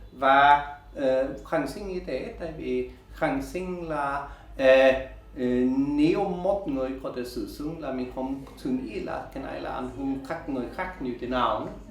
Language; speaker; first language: Vietnamese; non-native, learner; Swedish